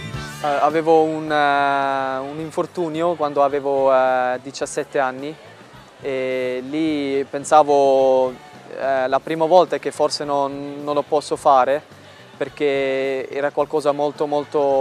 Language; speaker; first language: Italian; non-native, fluent; German